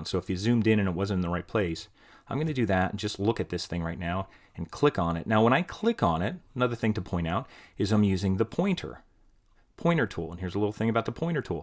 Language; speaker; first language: English; native; English